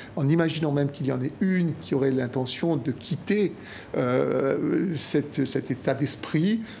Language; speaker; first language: French; native; French